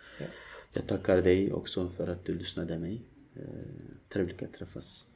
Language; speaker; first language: Swedish; non-native, learner; Turkish